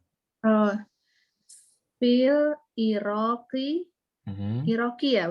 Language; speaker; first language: Arabic; non-native, learner; Indonesian